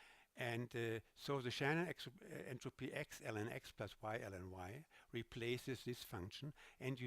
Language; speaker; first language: English; non-native, fluent; German